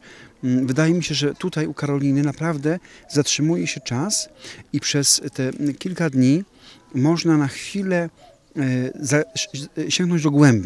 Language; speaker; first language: Polish; native; Polish